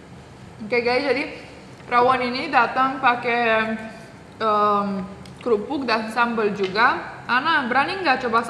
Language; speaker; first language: Indonesian; non-native, fluent; Romanian